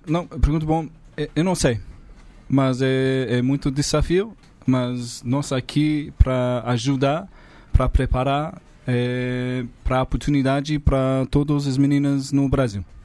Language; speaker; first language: Portuguese; non-native, learner; English